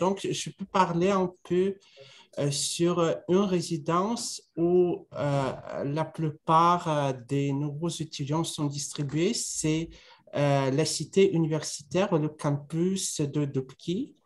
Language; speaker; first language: French; non-native, fluent; Russian